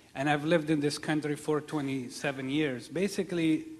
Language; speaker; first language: English; non-native, fluent; Arabic